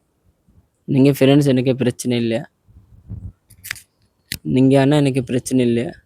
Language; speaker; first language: Tamil; non-native, learner; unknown